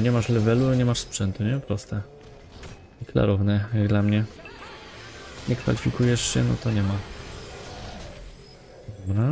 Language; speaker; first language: Polish; native; Polish